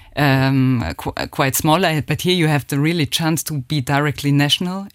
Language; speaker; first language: English; non-native, fluent; German